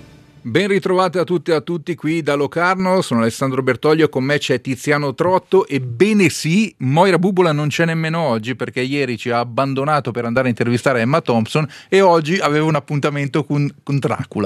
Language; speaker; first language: Italian; native; Italian